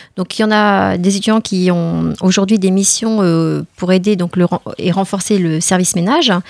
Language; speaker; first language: French; native; French